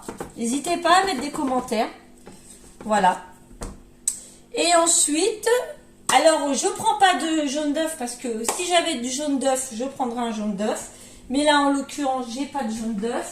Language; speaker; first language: French; native; French